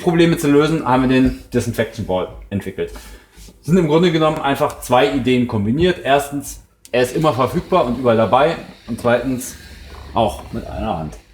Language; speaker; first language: German; native; German